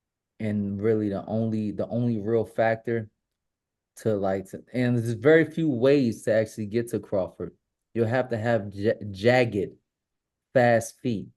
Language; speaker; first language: English; native; English